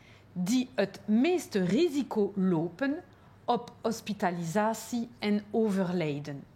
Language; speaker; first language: Dutch; non-native, local second language; French